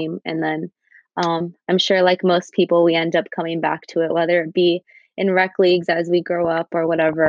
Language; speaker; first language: English; native; English